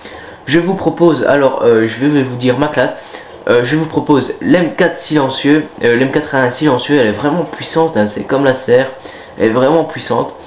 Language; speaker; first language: French; native; French